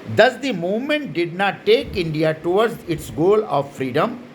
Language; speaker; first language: English; non-native, local second language; Hindi